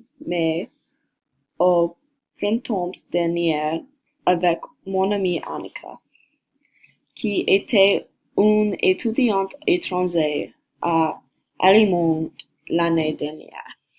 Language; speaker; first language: French; non-native, learner; English